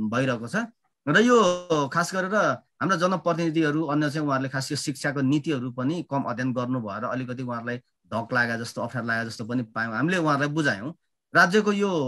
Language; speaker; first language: Nepali; non-native, local second language; Limbu